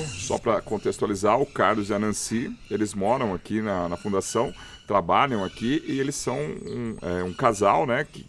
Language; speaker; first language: Portuguese; native; Portuguese